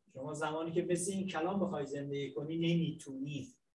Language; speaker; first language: Persian; native; Persian